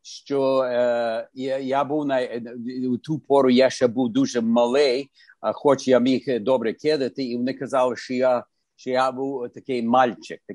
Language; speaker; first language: Ukrainian; early bilingual, heritage; Ukrainian